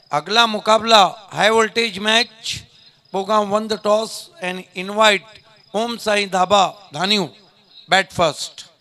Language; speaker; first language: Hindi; non-native, local second language; Marathi